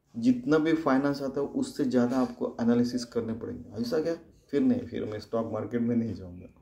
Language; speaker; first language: Hindi; non-native, local second language; Marathi